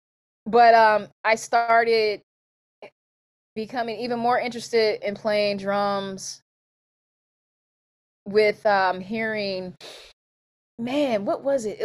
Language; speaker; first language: English; native; English